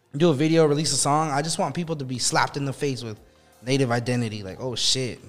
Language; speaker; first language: English; native; English